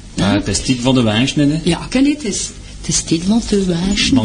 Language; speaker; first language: Dutch; non-native, local second language; French